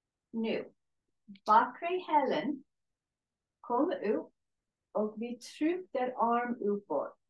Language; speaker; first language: Swedish; non-native, learner; English